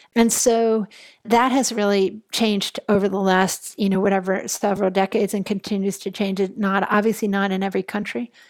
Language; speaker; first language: English; native; English